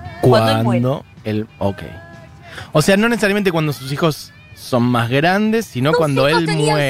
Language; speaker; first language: Spanish; native; Spanish